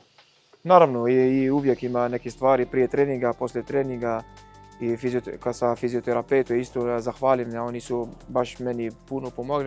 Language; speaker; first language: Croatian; non-native, fluent; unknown